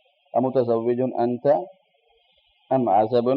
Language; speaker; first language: Arabic; non-native, fluent; Urdu